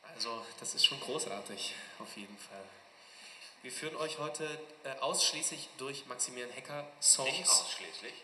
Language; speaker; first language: German; native; German